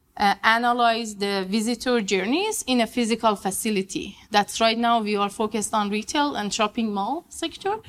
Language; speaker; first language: English; non-native, fluent; Persian